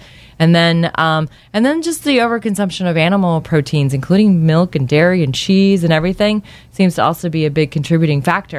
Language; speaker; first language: English; native; English